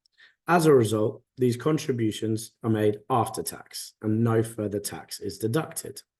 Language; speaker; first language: English; native; English